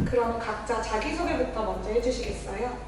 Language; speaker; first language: Korean; native; Korean